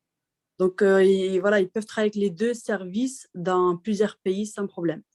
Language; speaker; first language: French; non-native, local second language; Arabic